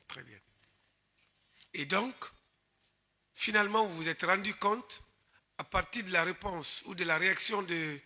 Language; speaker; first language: French; native; French